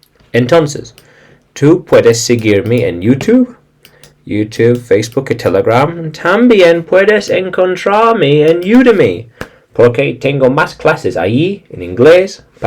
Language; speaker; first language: Spanish; non-native, learner; English